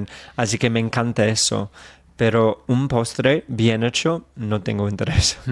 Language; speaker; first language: Spanish; non-native, fluent; English